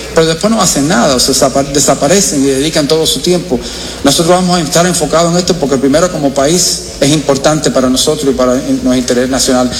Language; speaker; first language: Spanish; early bilingual, heritage; Spanish